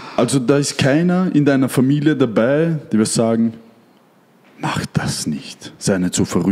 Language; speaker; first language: German; native; German